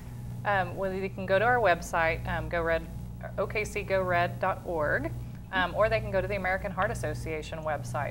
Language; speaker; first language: English; native; English